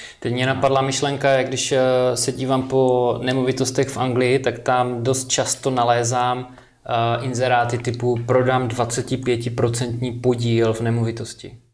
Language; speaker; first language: Czech; native; Czech